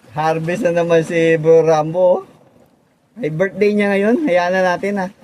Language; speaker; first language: Filipino; non-native, local second language; Hiligaynon